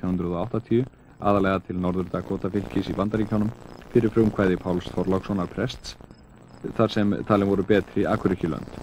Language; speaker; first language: Icelandic; native; Icelandic